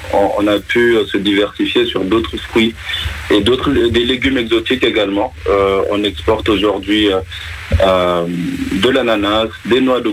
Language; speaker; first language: French; non-native, local second language; Wolof